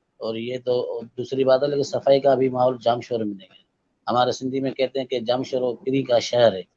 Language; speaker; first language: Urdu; non-native, local second language; Sindhi